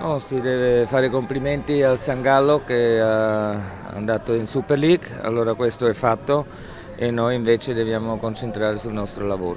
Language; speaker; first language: Italian; non-native, local second language; German